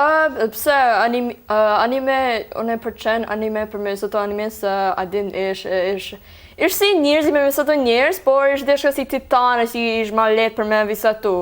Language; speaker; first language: Albanian; early bilingual, heritage; Albanian